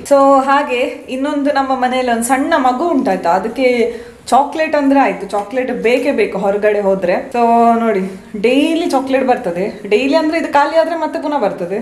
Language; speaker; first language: Kannada; native; Kannada